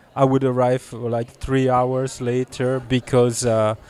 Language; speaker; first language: English; early bilingual, heritage; Italian